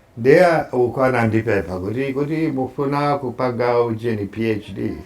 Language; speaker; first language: Nyanja; non-native, fluent; French